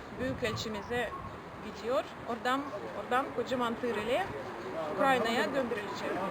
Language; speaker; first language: Turkish; non-native, fluent; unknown